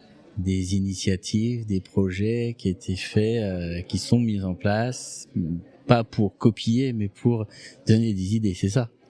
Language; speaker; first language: French; native; French